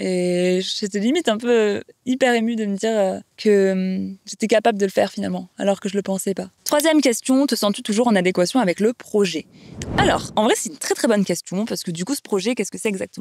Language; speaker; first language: French; native; French